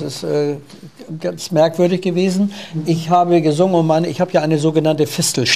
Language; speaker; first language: German; native; German